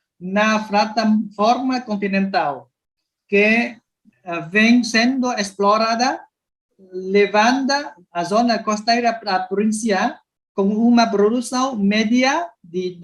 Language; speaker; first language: Portuguese; non-native, learner; Vietnamese